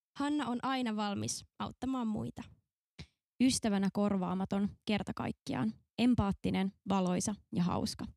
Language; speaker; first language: Finnish; native; Finnish